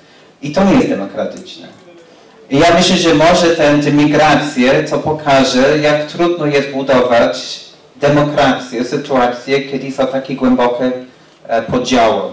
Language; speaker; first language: Polish; non-native, fluent; English